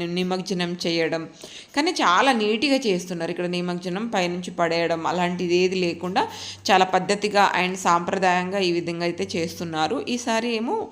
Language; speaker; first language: Telugu; native; Telugu